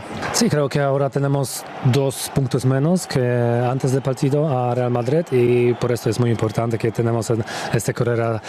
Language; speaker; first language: Spanish; non-native, fluent; Polish